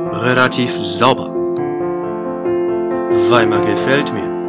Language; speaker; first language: German; non-native, learner; Japanese